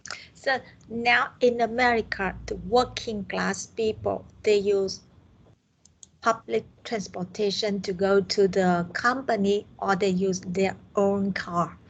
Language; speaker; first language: English; non-native, learner; Vietnamese